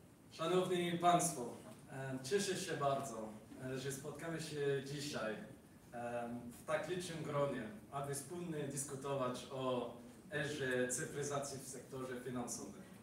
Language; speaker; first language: Polish; non-native, learner; French